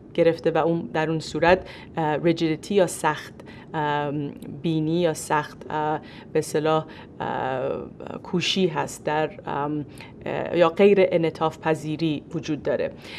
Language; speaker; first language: Persian; native; Persian